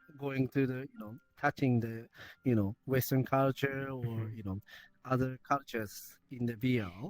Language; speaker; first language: English; non-native, learner; Japanese